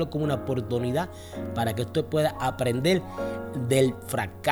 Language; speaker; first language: Spanish; early bilingual, heritage; Spanish